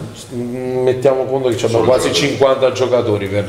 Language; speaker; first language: Italian; native; Italian